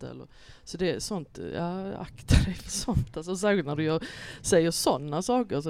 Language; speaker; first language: Swedish; native; Swedish